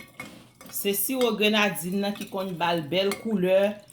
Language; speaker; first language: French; non-native, learner; Haitian Creole